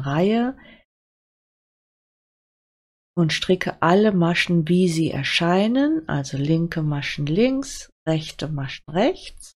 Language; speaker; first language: German; native; German